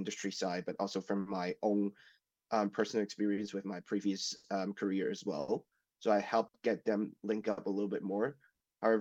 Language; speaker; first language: English; non-native, local second language; Cantonese